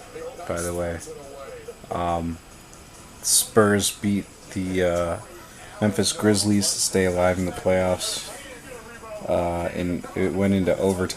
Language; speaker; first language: English; native; English